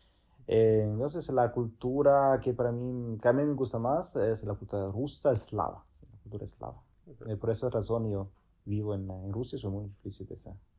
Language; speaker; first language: Spanish; non-native, fluent; Italian